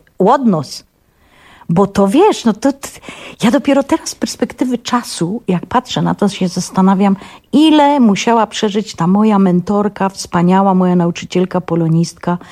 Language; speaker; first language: Polish; native; Polish